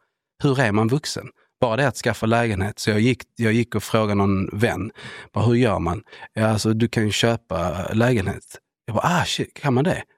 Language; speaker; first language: Swedish; native; Swedish